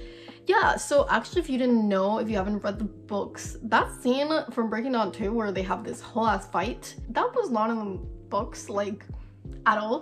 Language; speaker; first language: English; native; English